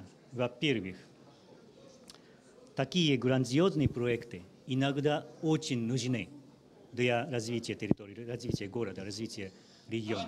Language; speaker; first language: Russian; non-native, learner; Japanese